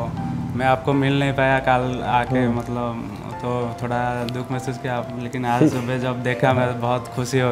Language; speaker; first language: Hindi; non-native, local second language; Odia